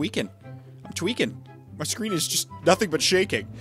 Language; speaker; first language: English; native; English